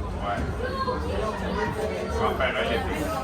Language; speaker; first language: French; native; French